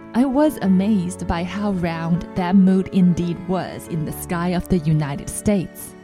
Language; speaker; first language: English; non-native, fluent; Chinese